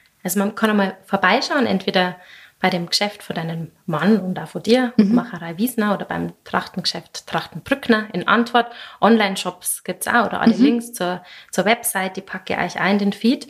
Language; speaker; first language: German; native; German